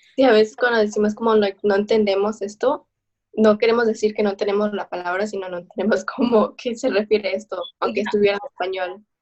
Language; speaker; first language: Spanish; early bilingual, heritage; Spanish